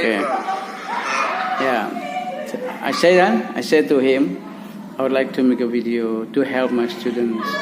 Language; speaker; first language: English; non-native, learner; Indonesian